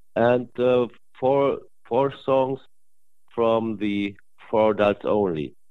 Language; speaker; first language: English; non-native, learner; German